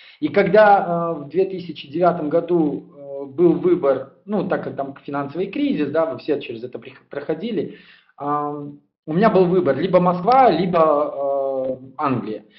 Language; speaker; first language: Russian; native; Russian